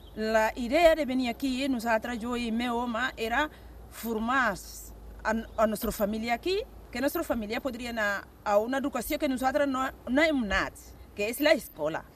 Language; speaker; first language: Catalan; non-native, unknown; Bambara